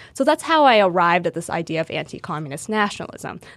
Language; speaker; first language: English; native; English